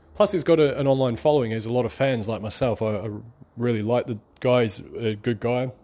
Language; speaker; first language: English; native; English